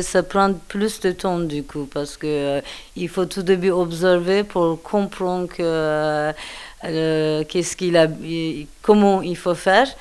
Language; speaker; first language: French; non-native, learner; Turkish